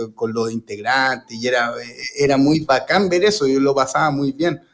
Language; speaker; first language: Spanish; native; Spanish